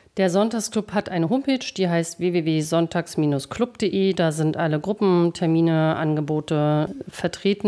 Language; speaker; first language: German; native; German